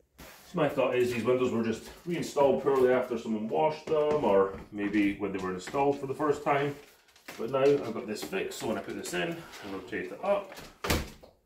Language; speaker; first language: English; native; English